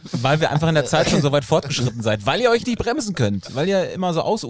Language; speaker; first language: German; native; German